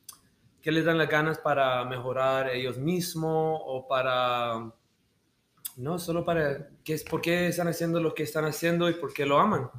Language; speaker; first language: Spanish; early bilingual, heritage; Spanish